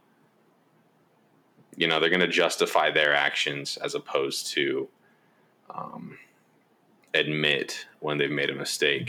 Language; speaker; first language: English; native; English